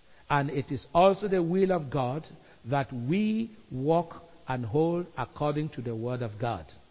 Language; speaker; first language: English; non-native, local second language; Igbo